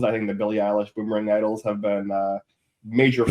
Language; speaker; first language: English; native; English